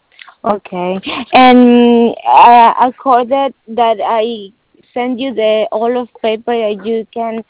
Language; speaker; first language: English; non-native, learner; Spanish